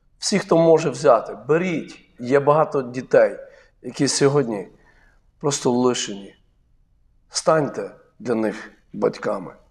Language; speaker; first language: Ukrainian; native; Ukrainian